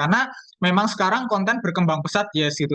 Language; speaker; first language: Indonesian; native; Indonesian